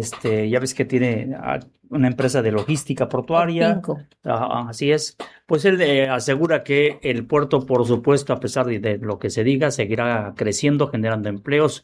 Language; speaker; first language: Spanish; native; Spanish